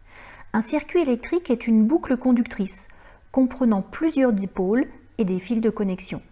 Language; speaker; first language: French; native; French